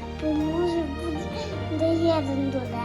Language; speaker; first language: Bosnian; early bilingual, heritage; Serbian